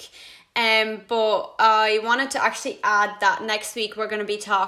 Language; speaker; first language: English; early bilingual, other home language; Latvian